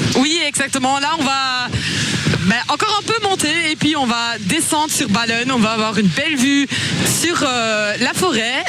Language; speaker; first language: French; non-native, local second language; German